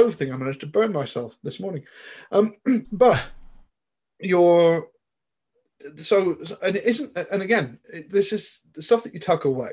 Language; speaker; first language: English; native; English